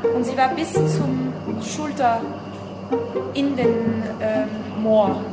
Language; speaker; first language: German; non-native, fluent; French